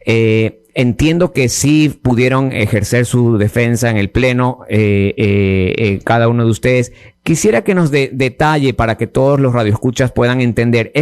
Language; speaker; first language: Spanish; native; Spanish